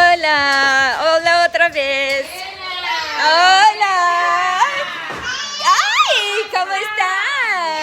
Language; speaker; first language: Spanish; non-native, learner; English